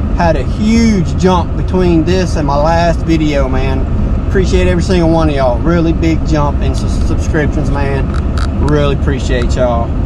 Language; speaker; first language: English; native; English